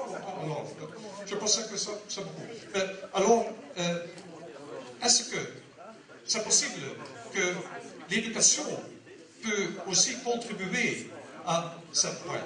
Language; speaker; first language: French; non-native, learner; Dutch